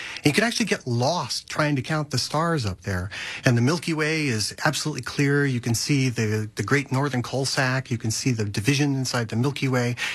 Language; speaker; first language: English; native; English